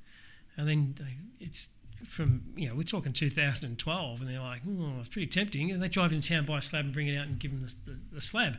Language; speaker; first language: English; native; English